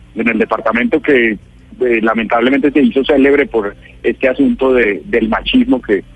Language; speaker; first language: Spanish; native; Spanish